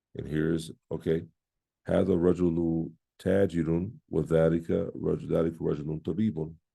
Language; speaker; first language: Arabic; non-native, fluent; English